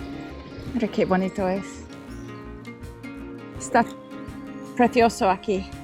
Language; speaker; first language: Spanish; non-native, learner; English